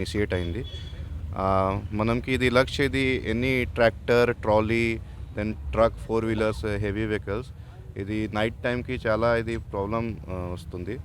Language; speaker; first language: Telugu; non-native, learner; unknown